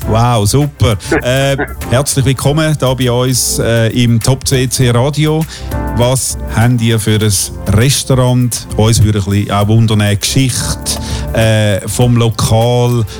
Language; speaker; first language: German; non-native, local second language; Italian